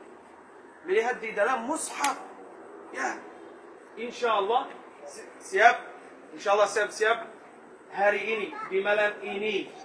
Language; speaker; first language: Indonesian; non-native, learner; Arabic